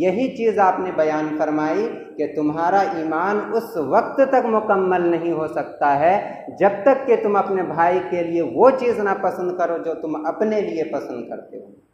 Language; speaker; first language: Urdu; native; Urdu